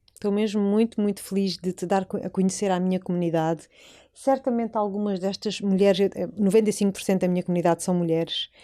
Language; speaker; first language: Portuguese; native; Portuguese